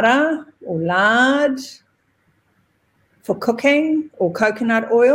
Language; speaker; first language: English; native; English